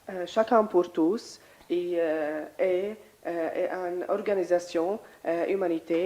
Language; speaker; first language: French; non-native, learner; Arabic